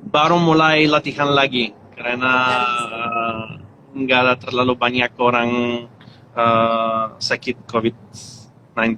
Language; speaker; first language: Indonesian; non-native, fluent; Bulgarian